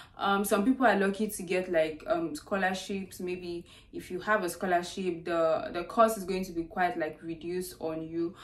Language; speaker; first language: English; non-native, local second language; Yoruba